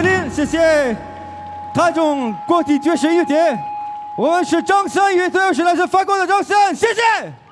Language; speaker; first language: Chinese; non-native, fluent; French